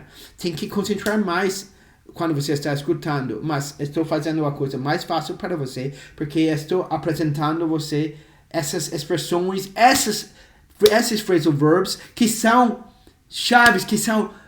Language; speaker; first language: Portuguese; non-native, fluent; English